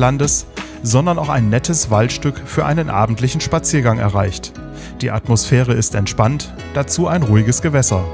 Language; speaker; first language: German; native; German